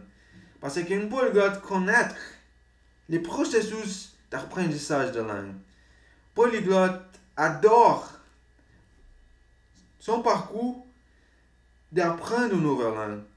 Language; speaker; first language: French; non-native, learner; Portuguese